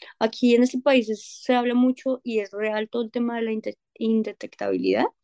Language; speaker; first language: Spanish; native; Spanish